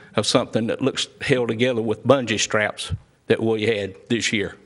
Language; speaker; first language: English; native; English